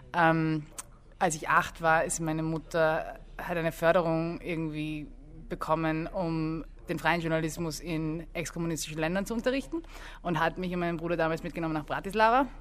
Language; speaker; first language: German; early bilingual, other home language; English